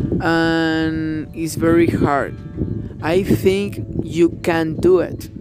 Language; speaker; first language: English; non-native, learner; Spanish